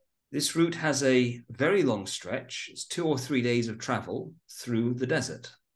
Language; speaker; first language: English; native; English